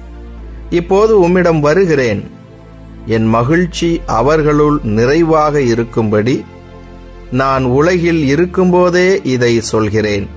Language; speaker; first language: Tamil; native; Tamil